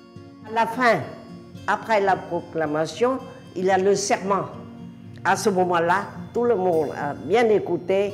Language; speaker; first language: French; non-native, local second language; Vietnamese